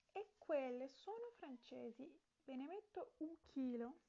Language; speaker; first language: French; non-native, learner; Italian